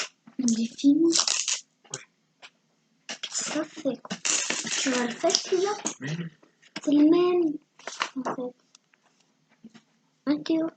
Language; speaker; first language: French; native; French